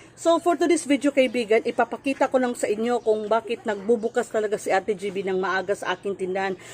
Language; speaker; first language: Filipino; non-native, local second language; Cebuano